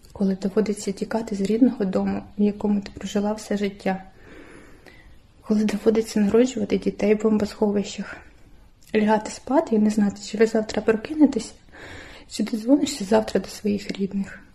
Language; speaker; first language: Ukrainian; native; Ukrainian